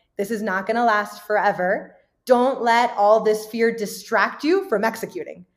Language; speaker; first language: English; early bilingual, other home language; Spanish